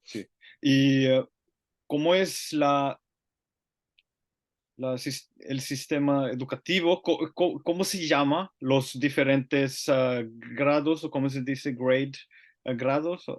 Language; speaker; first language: Spanish; non-native, learner; Finnish